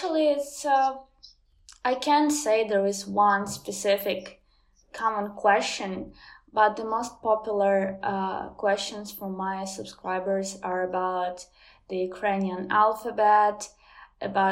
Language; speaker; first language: English; non-native, fluent; Ukrainian